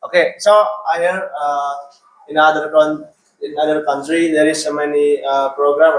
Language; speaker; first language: English; non-native, learner; Indonesian